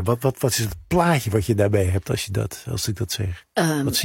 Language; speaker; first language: Dutch; native; Dutch